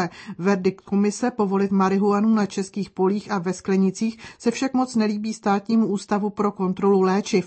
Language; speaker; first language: Czech; native; Czech